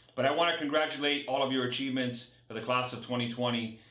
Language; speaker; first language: English; early bilingual, other home language; Spanish